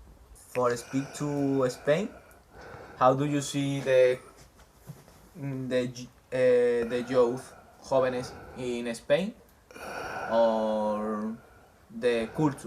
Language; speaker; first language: English; non-native, learner; Spanish